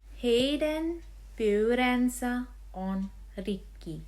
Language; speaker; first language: Finnish; non-native, learner; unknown